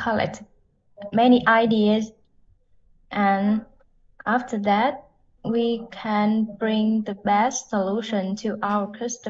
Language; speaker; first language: English; non-native, learner; Vietnamese